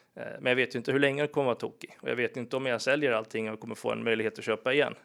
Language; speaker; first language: Swedish; early bilingual, other home language; English